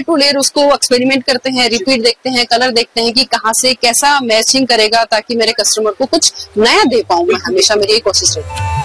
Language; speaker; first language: Hindi; native; Hindi